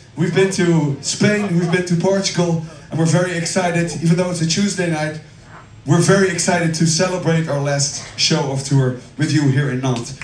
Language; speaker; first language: English; non-native, fluent; Dutch